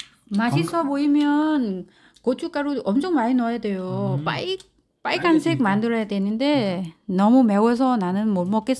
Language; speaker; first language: Korean; non-native, learner; Vietnamese